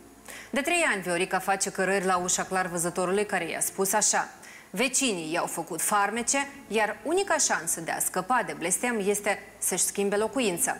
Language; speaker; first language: Romanian; native; Romanian